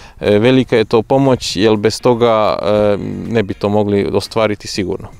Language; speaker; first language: Croatian; non-native, local second language; Hungarian